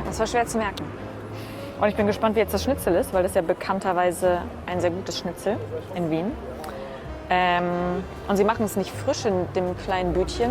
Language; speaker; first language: German; native; German